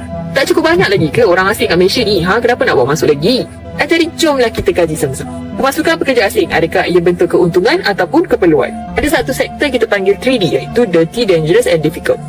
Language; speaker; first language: Malay; native; Malay